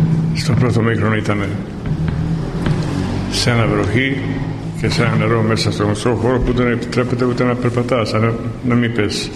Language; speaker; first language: Greek; non-native, fluent; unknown